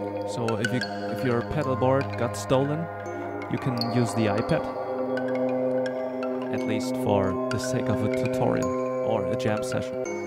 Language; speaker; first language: English; non-native, fluent; German